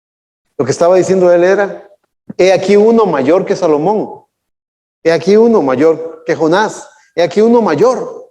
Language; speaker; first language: Spanish; native; Spanish